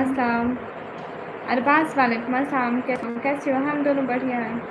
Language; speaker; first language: Hindi; non-native, local second language; Punjabi